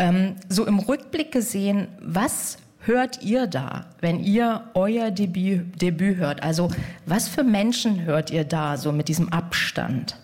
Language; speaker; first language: German; native; German